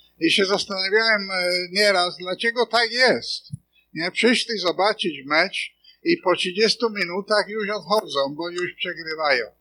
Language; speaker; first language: Polish; non-native, fluent; English